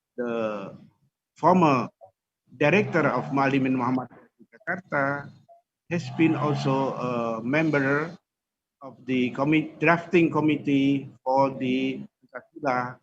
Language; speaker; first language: English; non-native, fluent; Indonesian